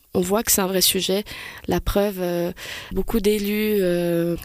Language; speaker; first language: French; native; French